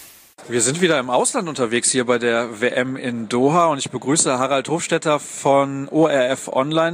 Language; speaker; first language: German; native; German